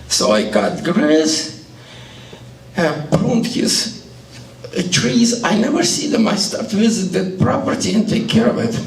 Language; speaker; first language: English; non-native, learner; Estonian